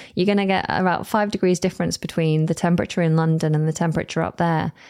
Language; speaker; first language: English; native; English